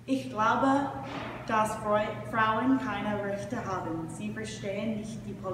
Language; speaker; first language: German; non-native, learner; English